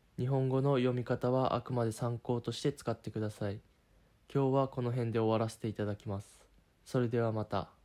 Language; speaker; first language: Japanese; native; Japanese